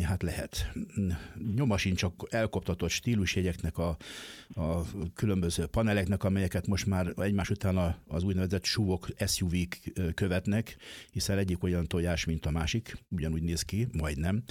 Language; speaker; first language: Hungarian; native; Hungarian